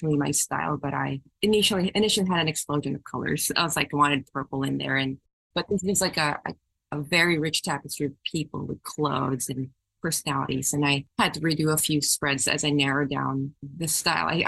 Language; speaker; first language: English; non-native, local second language; Filipino